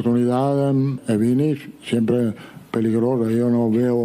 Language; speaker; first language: Portuguese; non-native, learner; Italian